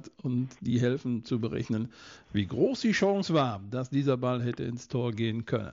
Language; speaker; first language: German; native; German